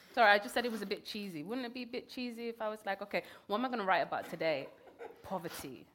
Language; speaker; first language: English; native; English